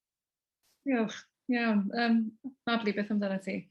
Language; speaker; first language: Welsh; native; Welsh